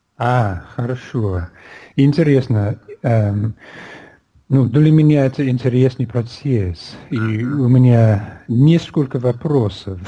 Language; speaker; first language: Russian; non-native, fluent; English